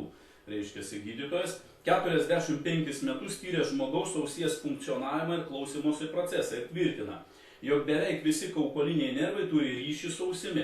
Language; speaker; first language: Lithuanian; native; Lithuanian